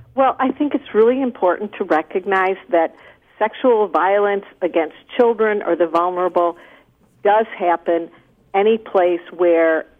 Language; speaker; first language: English; native; English